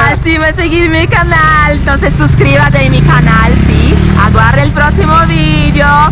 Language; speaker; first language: Spanish; non-native, fluent; Portuguese